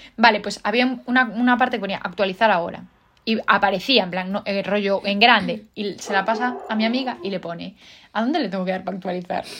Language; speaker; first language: Spanish; native; Spanish